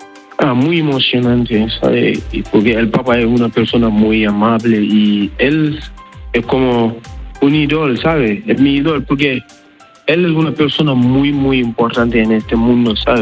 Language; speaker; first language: Spanish; non-native, learner; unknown